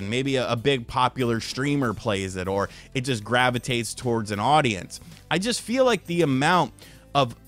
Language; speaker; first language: English; native; English